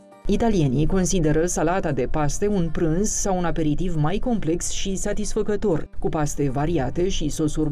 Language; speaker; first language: Romanian; native; Romanian